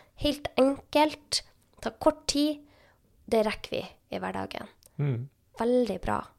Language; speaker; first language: Norwegian; native; Norwegian